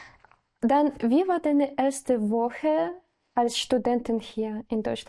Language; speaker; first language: German; non-native, learner; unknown